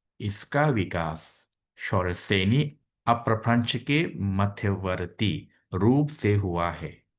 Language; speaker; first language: Hindi; non-native, fluent; Thai